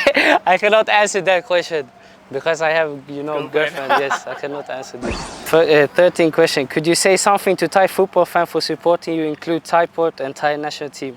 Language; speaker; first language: English; non-native, fluent; Swedish